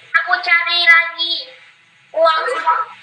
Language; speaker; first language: Indonesian; non-native, learner; Vietnamese